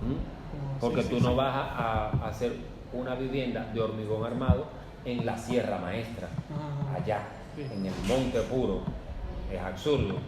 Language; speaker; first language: Spanish; native; Spanish